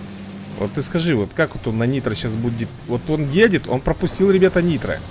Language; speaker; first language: Russian; native; Russian